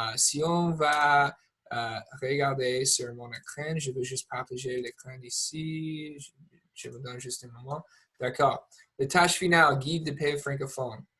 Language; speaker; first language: French; non-native, learner; English